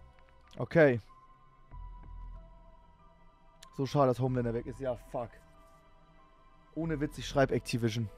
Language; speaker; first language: German; native; German